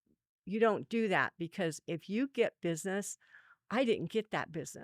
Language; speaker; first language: English; native; English